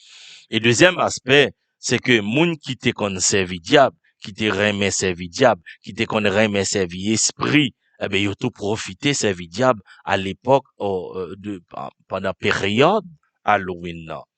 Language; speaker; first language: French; non-native, local second language; Haitian Creole